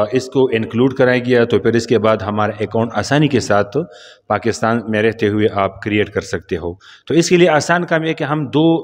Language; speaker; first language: Urdu; non-native, local second language; Pashto